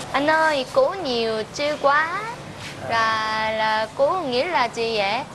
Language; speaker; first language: Vietnamese; non-native, learner; Korean